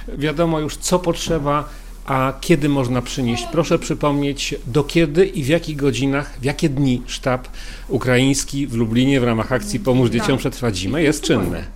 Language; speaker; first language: Polish; native; Polish